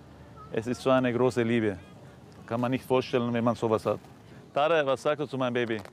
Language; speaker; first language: German; non-native, fluent; Arabic